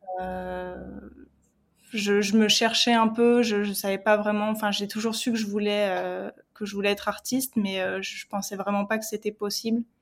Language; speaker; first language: French; native; French